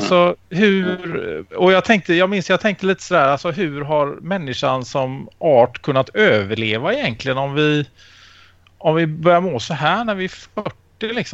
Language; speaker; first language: Swedish; native; Swedish